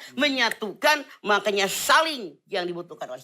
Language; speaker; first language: Indonesian; native; Indonesian